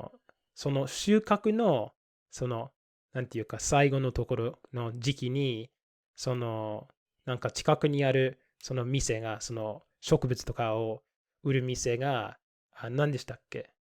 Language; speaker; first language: Japanese; non-native, fluent; English